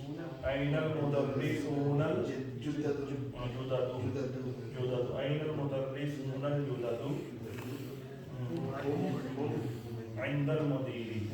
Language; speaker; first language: Arabic; non-native, fluent; Urdu